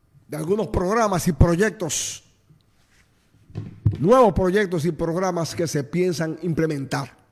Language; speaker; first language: Spanish; native; Spanish